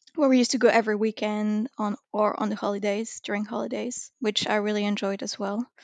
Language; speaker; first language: English; non-native, fluent; French